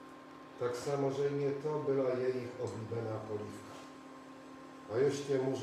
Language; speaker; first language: Czech; non-native, fluent; Polish